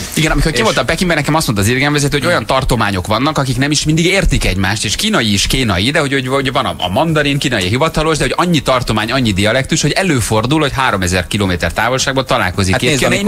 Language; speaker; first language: Hungarian; native; Hungarian